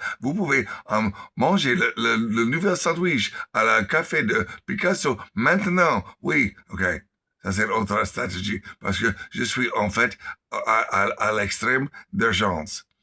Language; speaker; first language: French; non-native, learner; English